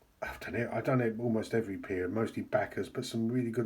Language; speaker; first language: English; native; English